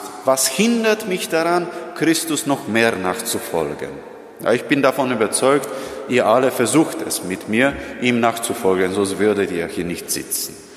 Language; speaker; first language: German; non-native, fluent; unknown